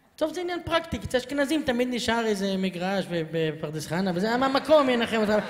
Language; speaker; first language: Hebrew; native; Hebrew